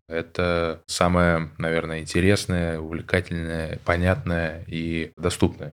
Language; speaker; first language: Russian; native; Russian